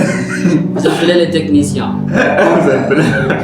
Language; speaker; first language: French; non-native, learner; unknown